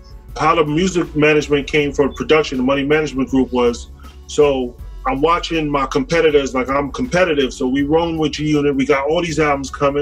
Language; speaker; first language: English; native; English